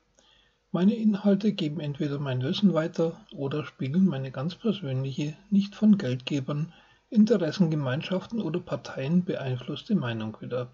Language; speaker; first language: German; native; German